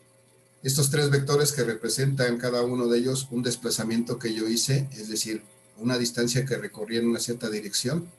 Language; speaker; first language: Spanish; native; Spanish